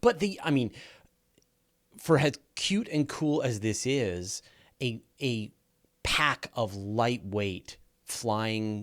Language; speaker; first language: English; native; English